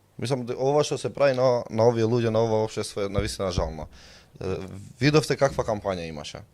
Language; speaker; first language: Macedonian; non-native, local second language; Albanian